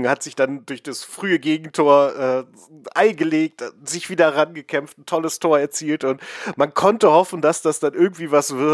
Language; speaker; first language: German; native; German